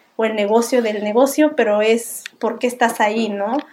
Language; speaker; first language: Spanish; native; Spanish